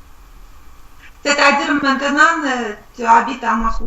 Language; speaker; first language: French; non-native, learner; Russian